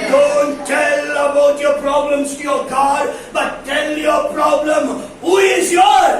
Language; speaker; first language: English; non-native, local second language; Kannada